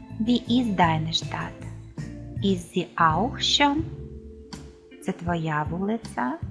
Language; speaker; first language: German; non-native, fluent; Ukrainian